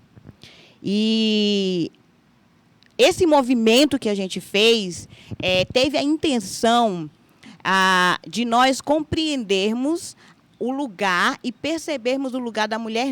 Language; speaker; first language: Portuguese; native; Portuguese